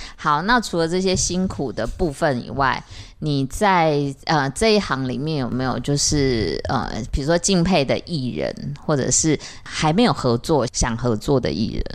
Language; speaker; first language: Chinese; native; Chinese